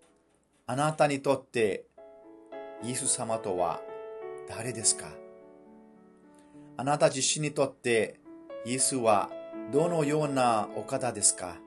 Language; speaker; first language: Japanese; non-native, fluent; Burmese